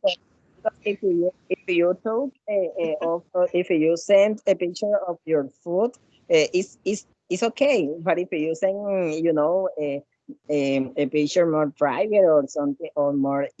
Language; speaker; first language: English; non-native, learner; Spanish